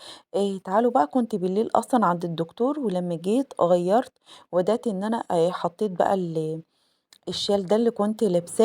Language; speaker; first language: Arabic; native; Arabic